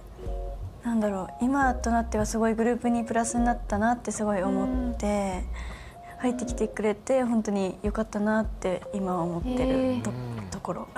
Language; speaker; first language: Japanese; native; Japanese